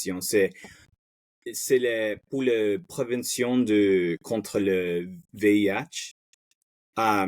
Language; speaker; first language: French; non-native, fluent; Spanish